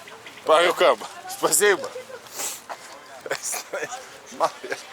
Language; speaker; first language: Russian; non-native, fluent; Latvian